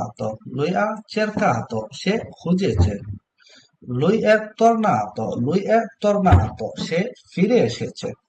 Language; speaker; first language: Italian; non-native, learner; Bangla